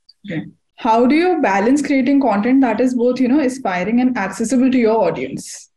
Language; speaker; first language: English; non-native, local second language; Hindi